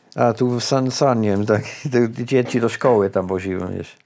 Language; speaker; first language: Polish; non-native, fluent; Swiss German